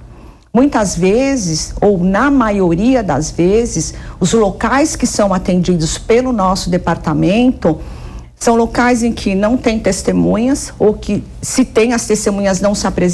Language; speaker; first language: Portuguese; native; Portuguese